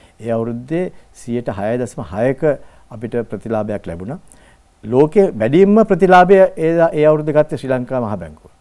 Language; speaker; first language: Sinhala; native; Sinhala